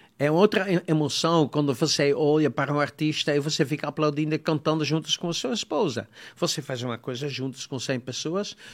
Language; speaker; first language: Portuguese; non-native, fluent; Dutch